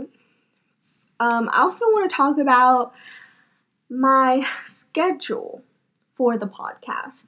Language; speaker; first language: English; native; English